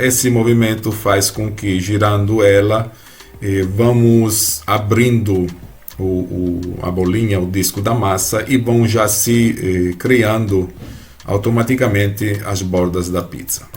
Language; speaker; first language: Portuguese; non-native, fluent; Italian